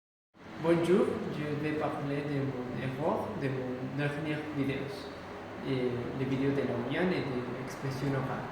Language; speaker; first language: French; non-native, learner; Spanish